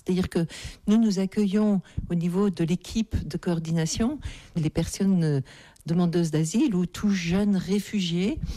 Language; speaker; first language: French; native; French